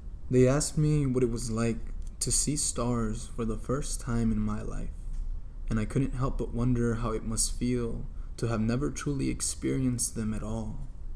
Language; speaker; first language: English; early bilingual, other home language; Spanish